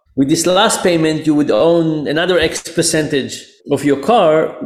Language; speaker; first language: English; non-native, fluent; Hebrew